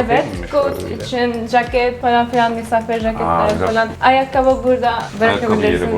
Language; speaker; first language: Turkish; non-native, learner; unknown